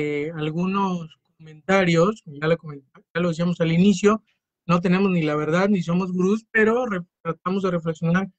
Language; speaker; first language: Spanish; native; Spanish